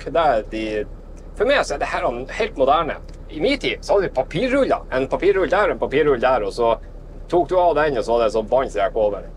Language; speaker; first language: Norwegian; native; Norwegian